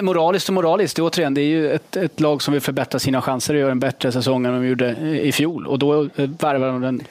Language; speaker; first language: Swedish; native; Swedish